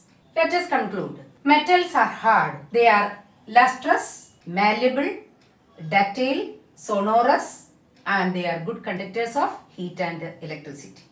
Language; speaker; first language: English; non-native, local second language; Malayalam